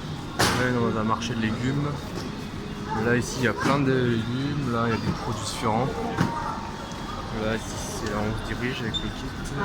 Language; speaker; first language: French; native; French